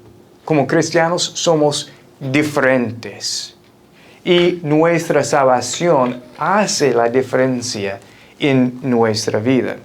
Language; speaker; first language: Spanish; non-native, fluent; English